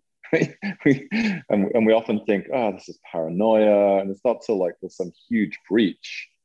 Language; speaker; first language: English; native; English